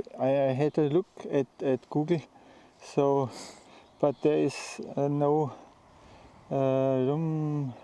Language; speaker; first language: English; non-native, fluent; German